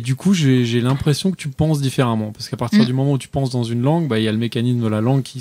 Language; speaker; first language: French; native; French